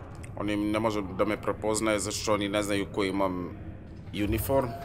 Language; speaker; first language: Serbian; early bilingual, heritage; English